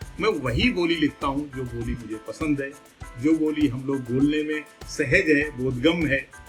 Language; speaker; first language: Hindi; native; Hindi